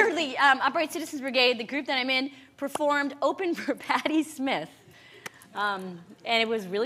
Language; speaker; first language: English; native; English